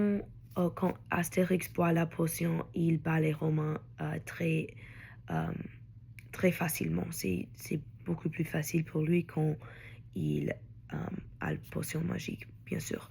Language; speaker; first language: French; non-native, learner; English